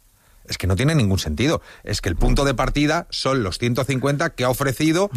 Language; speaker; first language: Spanish; native; Spanish